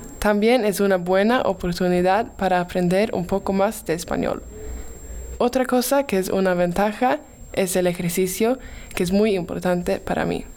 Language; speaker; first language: Spanish; non-native, learner; Swedish